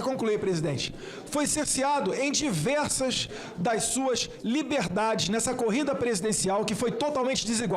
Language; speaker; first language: Portuguese; native; Portuguese